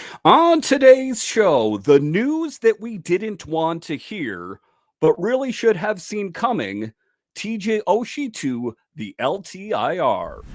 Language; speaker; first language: English; native; English